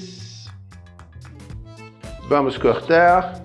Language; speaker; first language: Portuguese; non-native, fluent; French